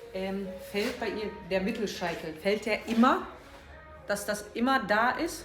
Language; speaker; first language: German; native; German